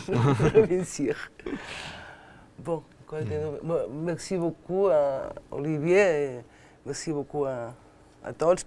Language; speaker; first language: French; non-native, learner; Catalan